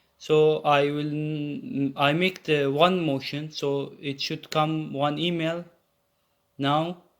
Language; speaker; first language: English; non-native, learner; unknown